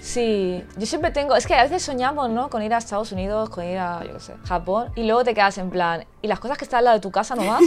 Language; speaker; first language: Spanish; native; Spanish